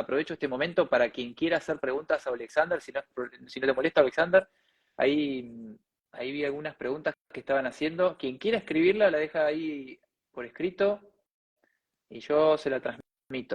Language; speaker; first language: Spanish; native; Spanish